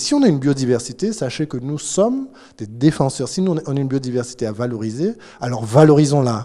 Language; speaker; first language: French; native; French